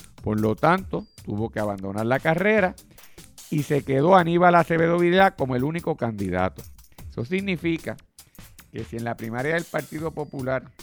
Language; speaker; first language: Spanish; native; Spanish